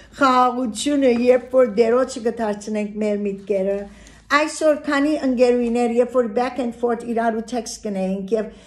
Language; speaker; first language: Armenian; early bilingual, heritage; Armenian